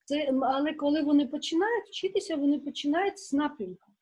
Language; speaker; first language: Ukrainian; non-native, local second language; Russian